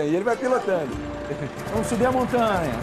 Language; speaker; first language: Portuguese; native; Portuguese